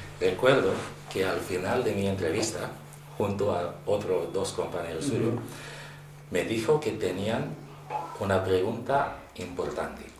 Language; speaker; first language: Spanish; non-native, fluent; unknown